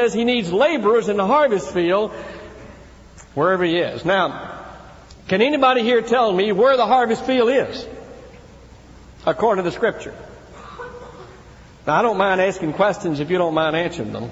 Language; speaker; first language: English; native; English